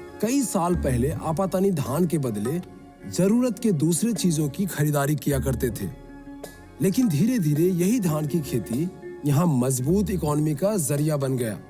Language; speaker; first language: Hindi; native; Hindi